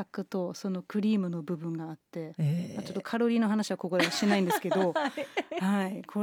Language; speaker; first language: Japanese; non-native, fluent; German